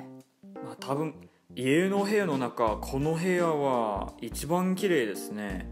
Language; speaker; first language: Japanese; non-native, fluent; English